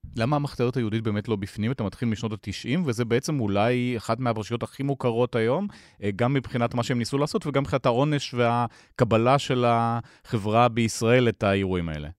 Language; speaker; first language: Hebrew; native; Hebrew